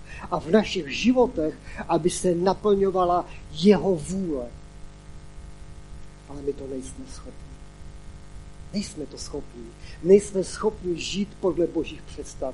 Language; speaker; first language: Czech; non-native, local second language; Polish